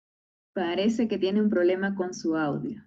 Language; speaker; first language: Spanish; native; Spanish